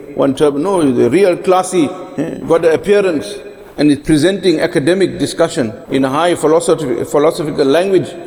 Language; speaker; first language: English; native; English